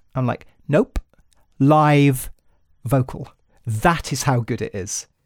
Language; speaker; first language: English; native; English